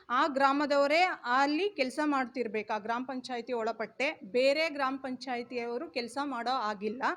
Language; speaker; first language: Kannada; native; Kannada